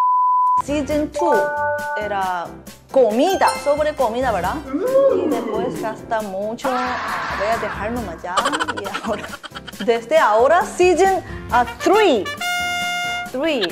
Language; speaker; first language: Spanish; non-native, learner; Korean